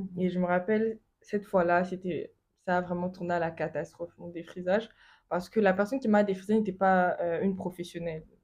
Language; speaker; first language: French; non-native, local second language; Lingala